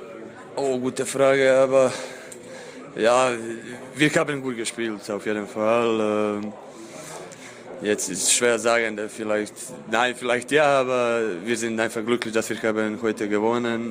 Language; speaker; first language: German; non-native, fluent; Croatian